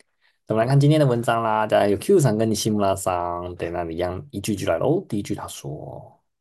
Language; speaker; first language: Chinese; native; Chinese